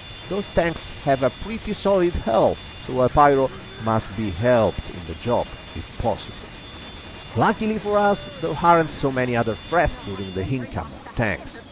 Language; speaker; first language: English; non-native, fluent; Italian